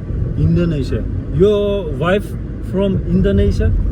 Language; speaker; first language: English; non-native, fluent; Kyrgyz